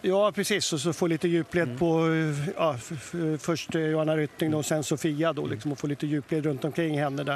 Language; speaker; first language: Swedish; native; Swedish